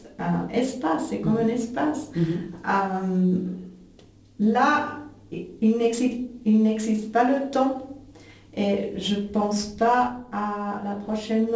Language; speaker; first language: French; non-native, local second language; German